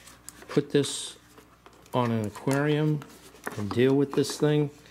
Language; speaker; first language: English; native; English